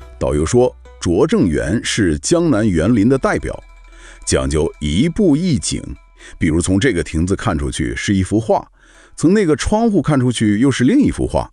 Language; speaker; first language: Chinese; non-native, fluent; English